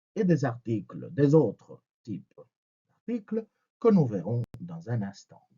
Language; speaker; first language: French; non-native, fluent; Spanish